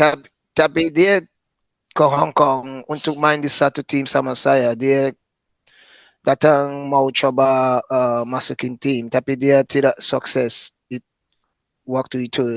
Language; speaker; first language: Indonesian; non-native, fluent; English